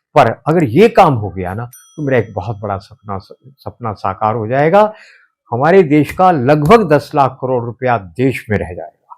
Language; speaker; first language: Hindi; native; Hindi